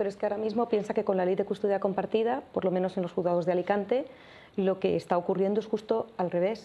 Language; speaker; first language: Spanish; native; Spanish